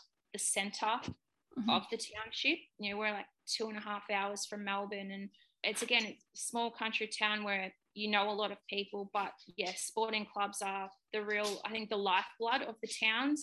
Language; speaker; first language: English; native; English